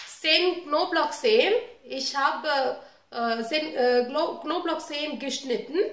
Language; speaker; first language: German; non-native, learner; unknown